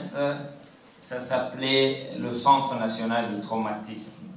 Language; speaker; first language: French; non-native, local second language; Kinyarwanda